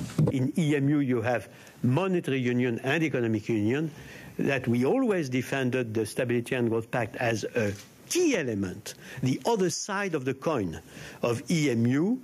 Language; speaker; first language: English; non-native, fluent; French